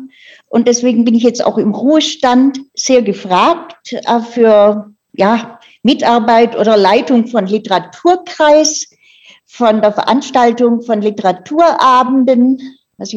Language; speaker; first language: German; native; German